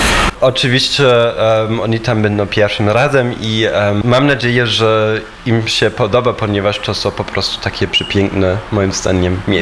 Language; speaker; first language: Polish; non-native, fluent; German